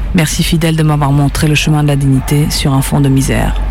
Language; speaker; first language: French; early bilingual, other home language; Serbian